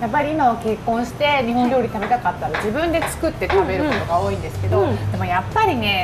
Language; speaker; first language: Japanese; native; Japanese